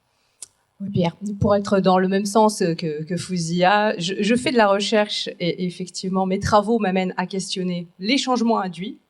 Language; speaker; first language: French; native; French